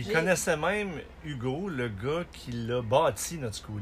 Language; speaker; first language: French; native; French